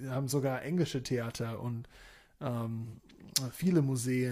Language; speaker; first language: German; non-native, fluent; English